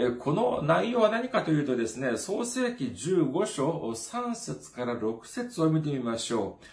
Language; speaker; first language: Japanese; non-native, fluent; Korean